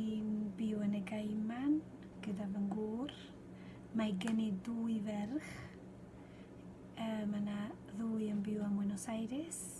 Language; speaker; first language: Welsh; non-native, fluent; Spanish